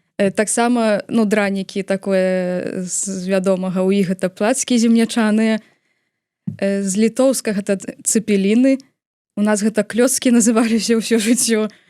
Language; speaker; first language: Belarusian; native; Belarusian